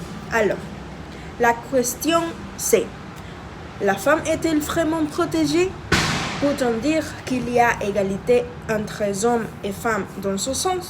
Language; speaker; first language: French; non-native, fluent; Spanish